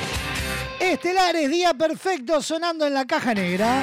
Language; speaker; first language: Spanish; native; Spanish